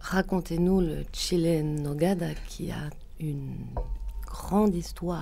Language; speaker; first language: French; native; French